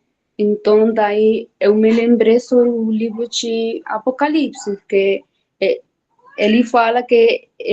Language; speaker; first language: Portuguese; non-native, fluent; Spanish